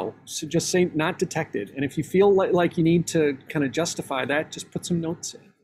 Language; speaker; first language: English; native; English